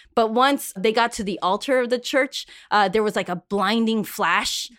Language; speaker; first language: English; early bilingual, other home language; Spanish